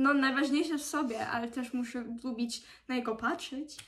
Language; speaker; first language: Polish; early bilingual, heritage; Polish